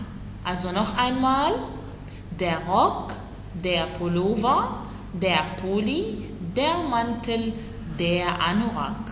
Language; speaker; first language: German; non-native, fluent; Arabic